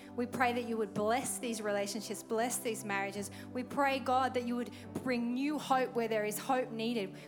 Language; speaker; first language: English; native; English